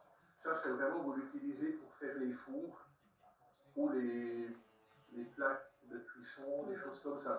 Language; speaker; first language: French; native; French